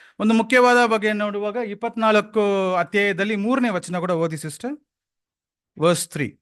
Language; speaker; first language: Kannada; non-native, local second language; Tamil